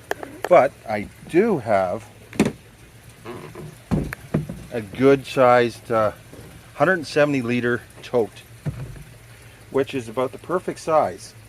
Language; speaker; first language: English; native; English